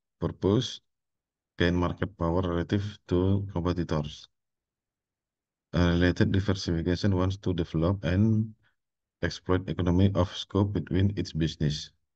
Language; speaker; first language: English; non-native, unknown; Indonesian